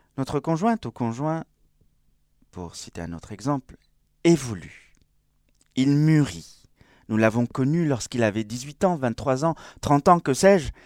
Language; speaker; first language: French; non-native, fluent; Spanish